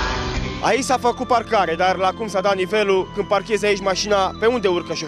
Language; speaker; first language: Romanian; native; Romanian